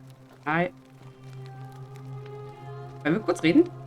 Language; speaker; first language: German; native; German